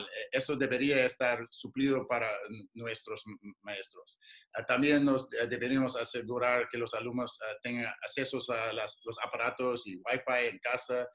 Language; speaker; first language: Spanish; non-native, fluent; English